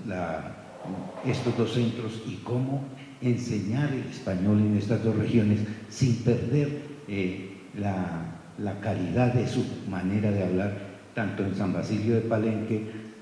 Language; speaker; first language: Spanish; native; Spanish